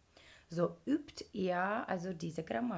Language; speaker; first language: German; non-native, fluent; Ukrainian